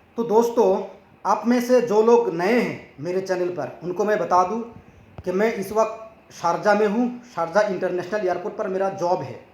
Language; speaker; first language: Hindi; non-native, local second language; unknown